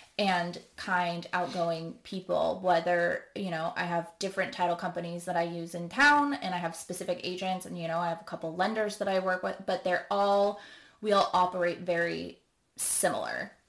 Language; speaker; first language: English; native; English